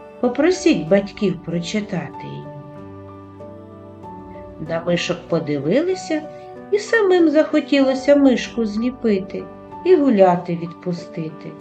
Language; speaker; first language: Ukrainian; native; Ukrainian